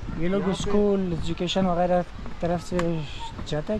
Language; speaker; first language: Hindi; non-native, learner; Persian